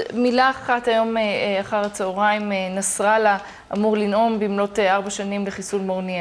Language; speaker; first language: Hebrew; native; Hebrew